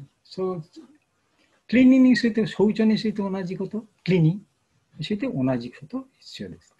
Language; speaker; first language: Japanese; non-native, fluent; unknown